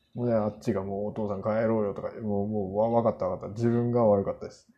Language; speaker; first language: Japanese; non-native, fluent; Korean